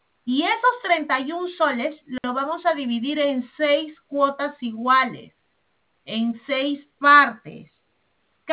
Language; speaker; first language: Spanish; native; Spanish